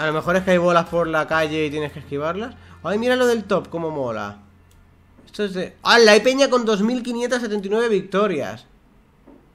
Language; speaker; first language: Spanish; native; Spanish